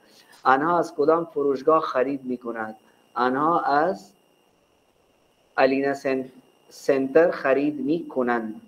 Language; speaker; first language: Persian; non-native, fluent; Urdu